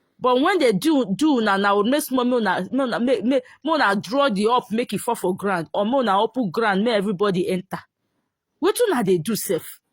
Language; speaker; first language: Nigerian Pidgin; native; Nigerian Pidgin